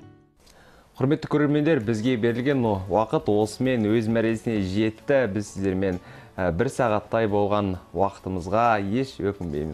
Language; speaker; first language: Kazakh; native; Kazakh